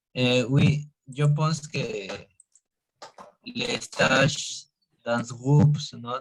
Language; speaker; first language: French; non-native, learner; Spanish